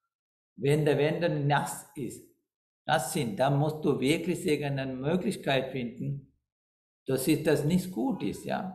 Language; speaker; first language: German; non-native, fluent; Sinhala